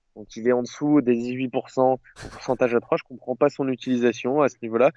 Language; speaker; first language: French; native; French